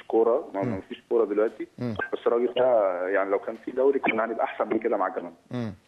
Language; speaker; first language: Arabic; native; Arabic